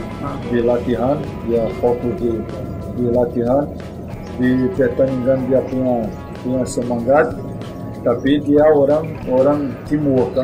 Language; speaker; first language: Indonesian; non-native, fluent; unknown